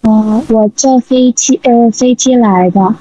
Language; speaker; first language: Chinese; non-native, learner; Burmese